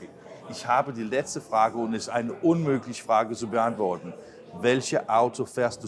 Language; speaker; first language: German; non-native, fluent; Danish